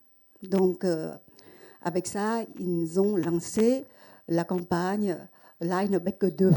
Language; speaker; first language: French; non-native, fluent; Vietnamese